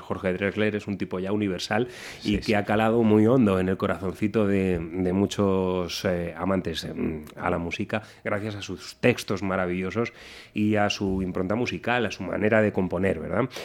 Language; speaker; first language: Spanish; native; Spanish